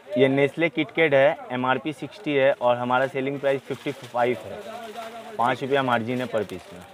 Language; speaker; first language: Hindi; native; Hindi